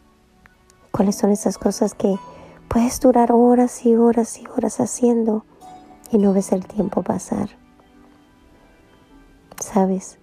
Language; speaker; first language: Spanish; native; Spanish